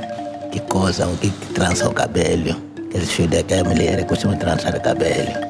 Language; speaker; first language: Portuguese; non-native, local second language; Kongo